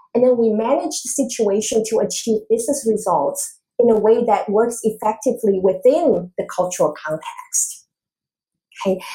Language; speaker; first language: English; non-native, fluent; Chinese